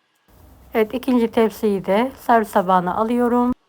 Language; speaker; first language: Turkish; native; Turkish